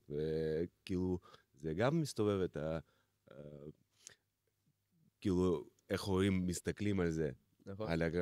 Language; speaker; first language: Hebrew; non-native, fluent; Russian